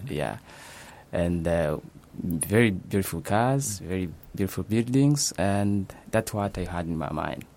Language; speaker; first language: English; non-native, local second language; Kinyarwanda